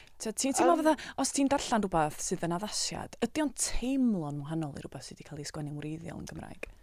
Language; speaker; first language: Welsh; native; Welsh